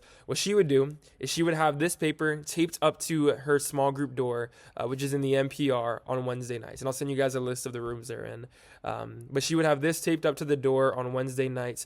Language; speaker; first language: English; native; English